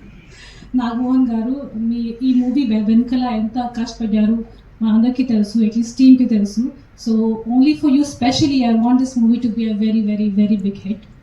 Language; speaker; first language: Telugu; non-native, local second language; Hindi